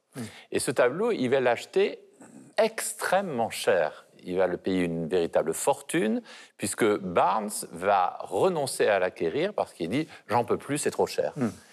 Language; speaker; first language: French; native; French